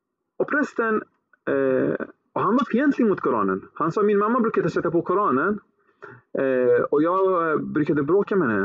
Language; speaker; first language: Swedish; early bilingual, other home language; Arabic